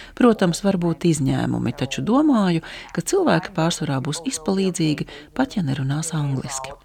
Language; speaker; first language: Latvian; native; Latvian